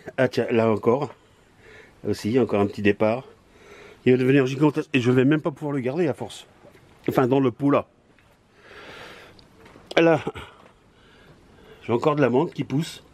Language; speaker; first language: French; native; French